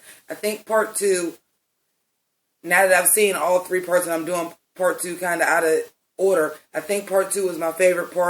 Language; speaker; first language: English; native; English